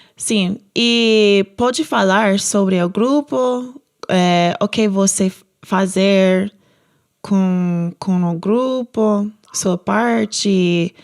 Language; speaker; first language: Portuguese; non-native, learner; English